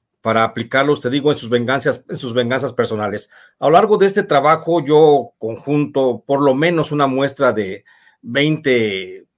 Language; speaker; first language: Spanish; native; Spanish